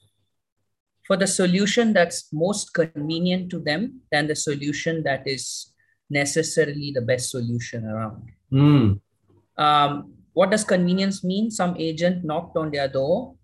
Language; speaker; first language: English; non-native, local second language; Malayalam